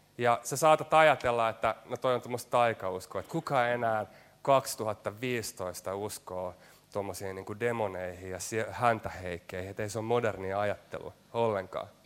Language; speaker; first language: Finnish; native; Finnish